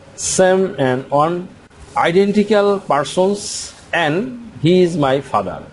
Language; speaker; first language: English; non-native, local second language; Bangla